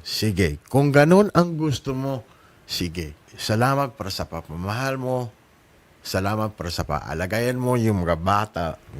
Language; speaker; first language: Filipino; non-native, learner; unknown